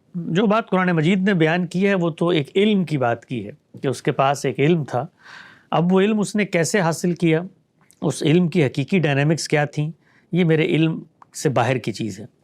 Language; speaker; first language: Urdu; native; Urdu